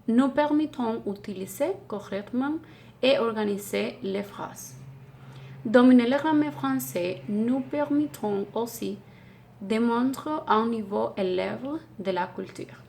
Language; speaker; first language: French; non-native, learner; Spanish